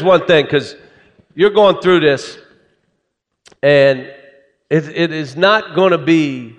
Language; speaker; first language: English; native; English